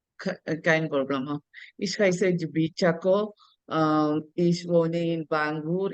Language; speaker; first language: German; non-native, learner; Malayalam